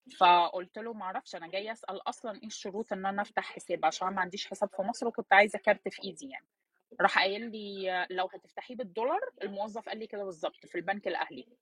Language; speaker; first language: Arabic; early bilingual, heritage; Arabic